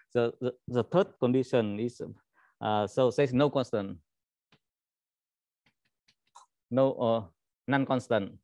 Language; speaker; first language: English; non-native, learner; Vietnamese